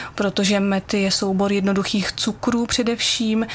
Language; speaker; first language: Czech; native; Czech